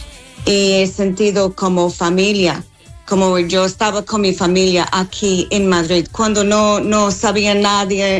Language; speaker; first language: Spanish; non-native, fluent; English